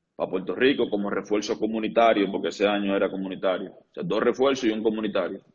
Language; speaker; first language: Spanish; native; Spanish